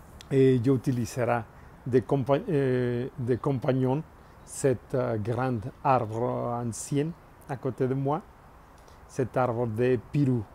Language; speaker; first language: French; non-native, learner; Spanish